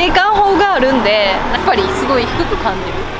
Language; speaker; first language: Japanese; native; Japanese